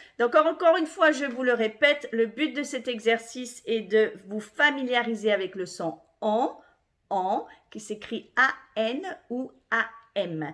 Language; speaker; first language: French; native; French